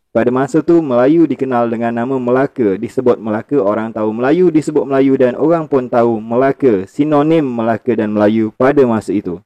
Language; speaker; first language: Malay; native; Malay